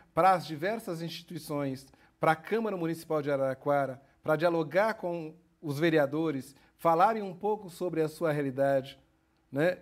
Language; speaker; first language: Portuguese; native; Portuguese